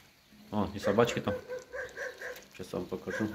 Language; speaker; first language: Russian; non-native, local second language; Azerbaijani